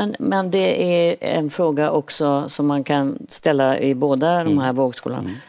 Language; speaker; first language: Swedish; native; Swedish